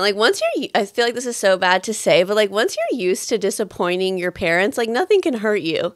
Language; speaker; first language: English; early bilingual, other home language; Spanish